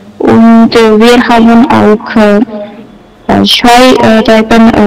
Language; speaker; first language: German; non-native, learner; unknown